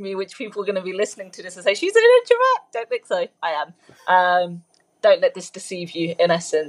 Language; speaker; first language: English; early bilingual, other home language; Punjabi